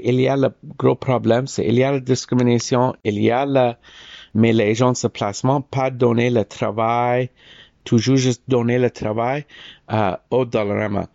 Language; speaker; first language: French; non-native, learner; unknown